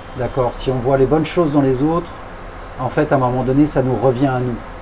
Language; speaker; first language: French; native; French